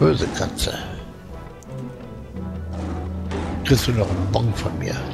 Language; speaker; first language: German; native; German